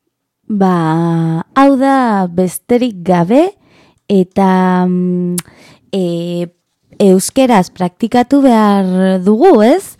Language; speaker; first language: Basque; non-native, learner; Spanish